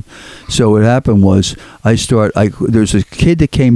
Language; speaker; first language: English; native; English